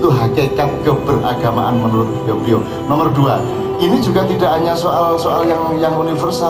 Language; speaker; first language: Indonesian; non-native, local second language; Javanese